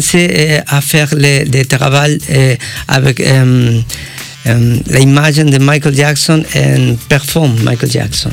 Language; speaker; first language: French; non-native, learner; Spanish